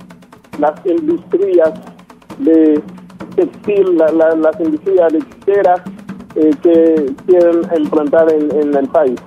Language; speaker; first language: Spanish; non-native, local second language; Haitian Creole